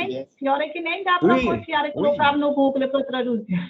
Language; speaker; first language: Portuguese; non-native, local second language; Kabuverdianu